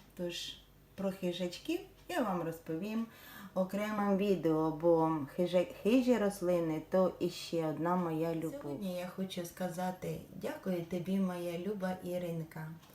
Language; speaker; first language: Ukrainian; native; Ukrainian